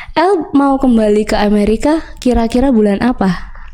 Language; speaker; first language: Indonesian; native; Indonesian